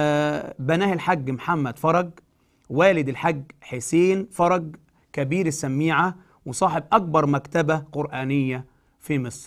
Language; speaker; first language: Arabic; native; Arabic